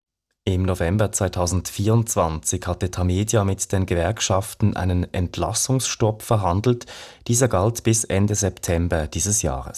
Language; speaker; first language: German; native; German